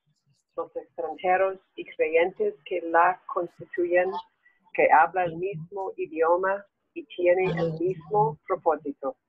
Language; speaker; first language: Spanish; non-native, learner; English